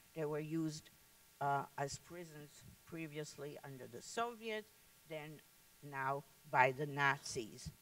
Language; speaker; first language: English; early bilingual, other home language; Lithuanian